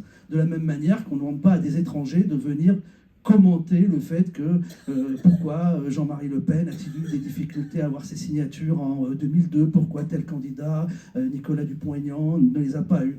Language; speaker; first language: French; native; French